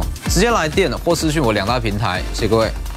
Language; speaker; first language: Chinese; native; Chinese